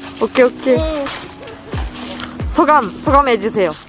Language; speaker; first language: Korean; non-native, learner; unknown